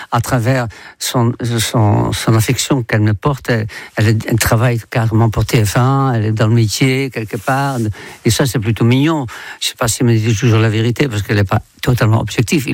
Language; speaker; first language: French; non-native, fluent; Dutch